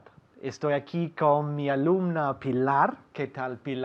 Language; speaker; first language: Spanish; non-native, fluent; English